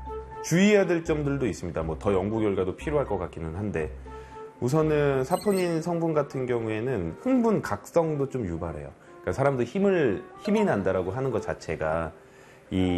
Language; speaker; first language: Korean; native; Korean